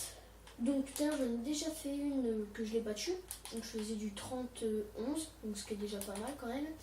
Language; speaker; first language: French; native; French